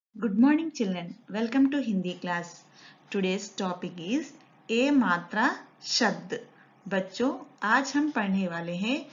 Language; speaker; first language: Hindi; non-native, local second language; Telugu